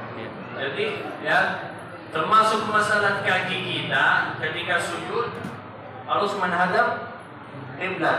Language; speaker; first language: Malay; non-native, fluent; Arabic